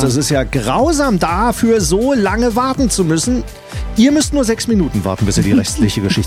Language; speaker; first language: German; native; German